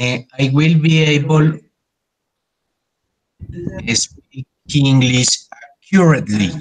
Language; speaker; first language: English; non-native, learner; Spanish